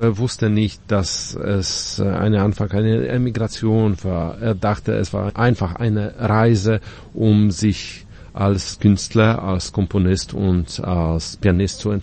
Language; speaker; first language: German; non-native, fluent; Polish